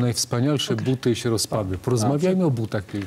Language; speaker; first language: Polish; native; Polish